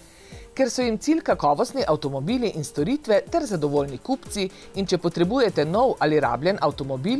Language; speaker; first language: Slovenian; native; Slovenian